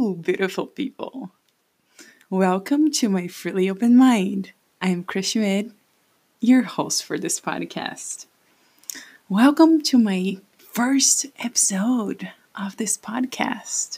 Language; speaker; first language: English; non-native, fluent; Portuguese